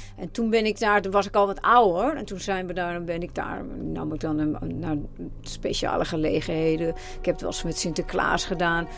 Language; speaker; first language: Dutch; native; Dutch